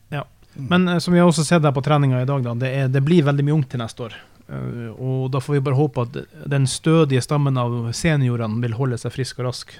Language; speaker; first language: Norwegian; native; Norwegian